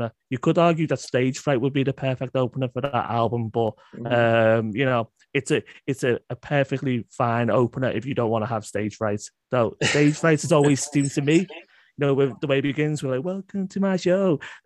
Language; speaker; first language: English; native; English